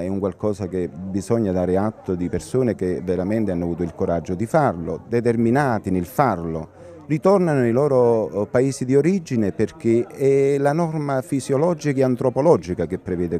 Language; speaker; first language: Italian; native; Italian